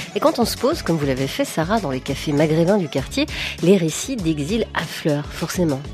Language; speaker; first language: French; native; French